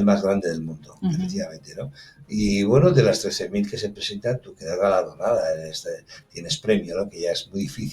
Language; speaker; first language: Spanish; native; Spanish